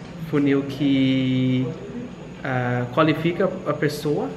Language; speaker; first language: Portuguese; non-native, fluent; English